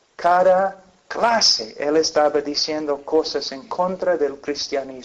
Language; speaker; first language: Spanish; non-native, fluent; English